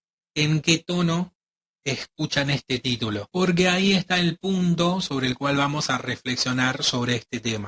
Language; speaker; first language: Spanish; native; Spanish